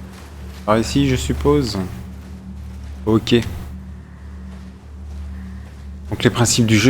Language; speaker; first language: French; native; French